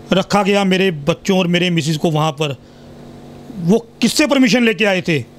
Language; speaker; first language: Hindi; non-native, local second language; Punjabi